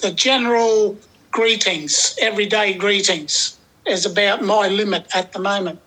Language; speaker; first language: English; native; English